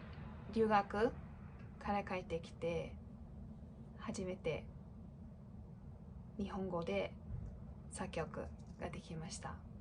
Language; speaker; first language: Japanese; non-native, fluent; English